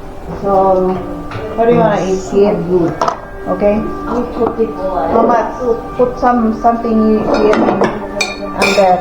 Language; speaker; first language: English; non-native, local second language; Filipino